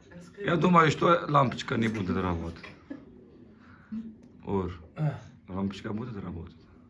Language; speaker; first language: Russian; non-native, learner; Turkish